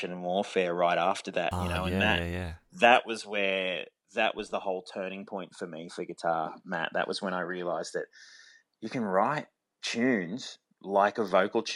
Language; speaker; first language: English; native; English